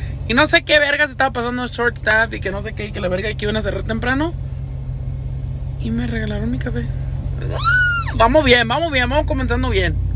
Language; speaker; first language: Spanish; early bilingual, heritage; Spanish